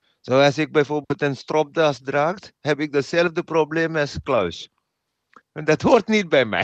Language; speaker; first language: Dutch; non-native, learner; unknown